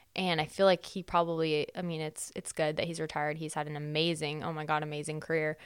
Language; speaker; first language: English; native; English